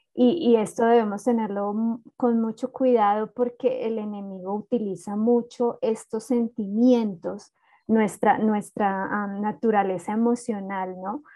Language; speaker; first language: Spanish; native; Spanish